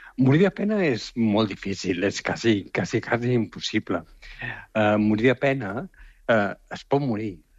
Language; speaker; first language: Catalan; native; Catalan